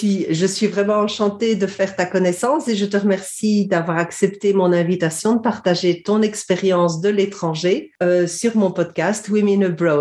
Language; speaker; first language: French; native; French